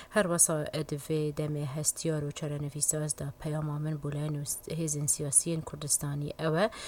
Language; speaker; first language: Kurdish; native; Kurdish